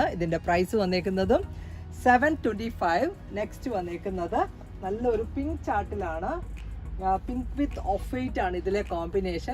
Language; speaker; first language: Malayalam; native; Malayalam